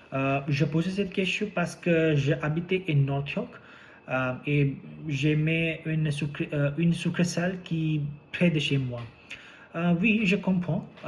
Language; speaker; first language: French; non-native, learner; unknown